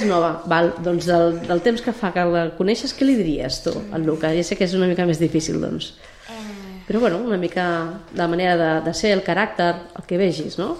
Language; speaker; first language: Catalan; native; Catalan